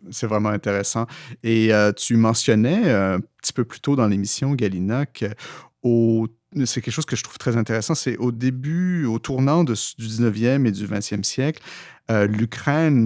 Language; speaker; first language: French; native; French